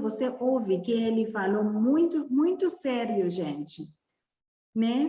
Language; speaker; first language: Portuguese; non-native, learner; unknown